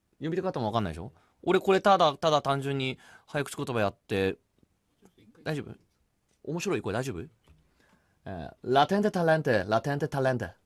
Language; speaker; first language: Japanese; early bilingual, heritage; Japanese